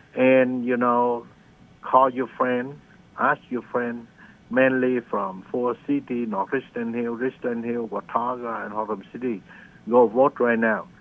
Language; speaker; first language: English; non-native, learner; Vietnamese